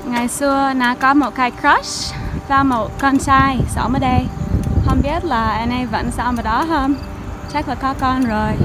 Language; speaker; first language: Vietnamese; non-native, fluent; English